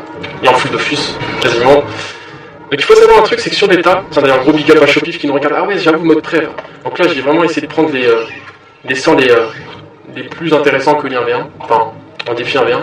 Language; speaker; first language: French; native; French